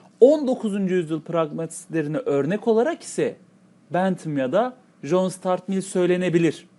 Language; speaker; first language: Turkish; native; Turkish